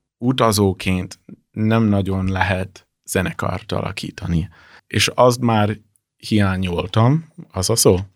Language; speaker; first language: Hungarian; non-native, fluent; English